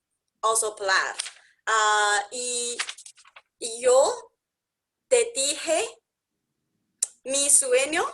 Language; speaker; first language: Spanish; non-native, learner; English